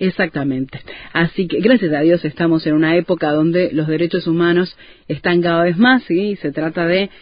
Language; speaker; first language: Spanish; native; Spanish